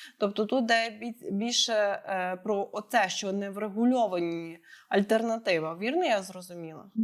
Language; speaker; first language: Ukrainian; native; Ukrainian